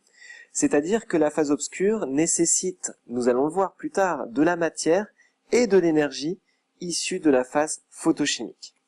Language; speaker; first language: French; native; French